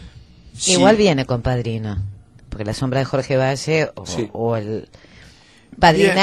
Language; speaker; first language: Spanish; native; Spanish